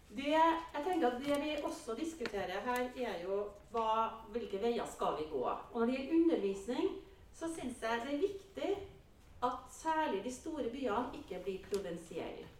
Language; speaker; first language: Norwegian; native; Norwegian